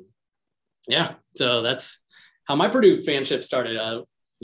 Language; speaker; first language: English; native; English